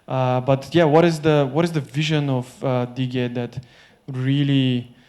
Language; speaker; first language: English; non-native, fluent; Bulgarian